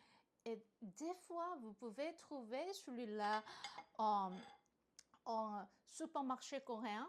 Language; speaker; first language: French; non-native, learner; Korean